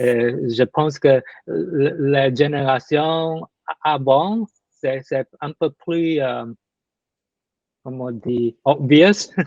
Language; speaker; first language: French; non-native, learner; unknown